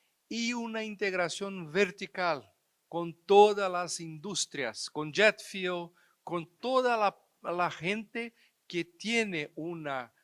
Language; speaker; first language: Spanish; non-native, fluent; Portuguese